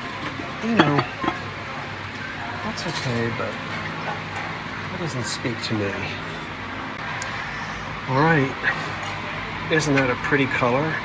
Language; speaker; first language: English; native; English